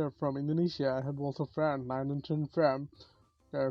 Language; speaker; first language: English; non-native, learner; Bangla